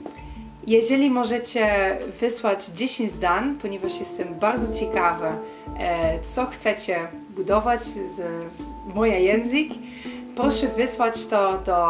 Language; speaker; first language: Polish; non-native, learner; Dutch